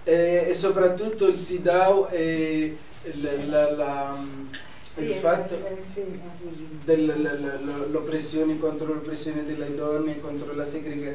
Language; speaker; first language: Italian; non-native, fluent; Arabic